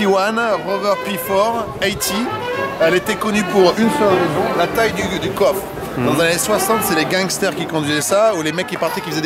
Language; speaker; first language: French; native; French